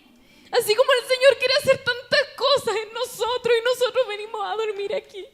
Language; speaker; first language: Spanish; native; Spanish